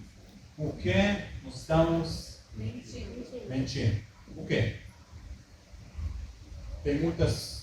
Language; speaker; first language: Portuguese; early bilingual, heritage; Hebrew